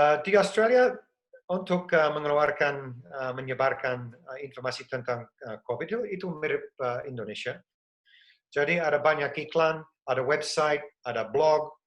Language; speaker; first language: Indonesian; non-native, fluent; English